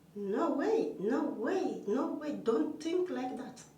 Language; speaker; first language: English; non-native, learner; Amharic